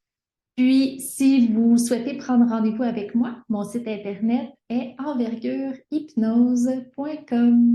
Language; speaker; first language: French; native; French